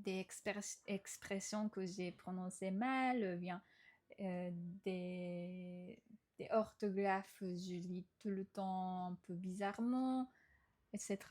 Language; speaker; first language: French; non-native, fluent; Japanese